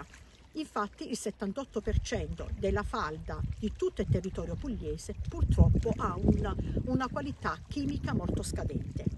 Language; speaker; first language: Italian; native; Italian